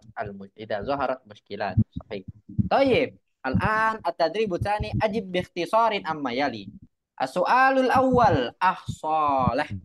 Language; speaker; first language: Arabic; non-native, fluent; Indonesian